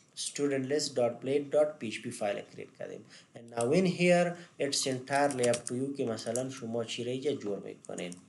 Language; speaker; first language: English; non-native, fluent; Persian